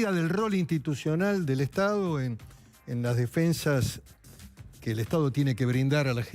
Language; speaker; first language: Spanish; native; Spanish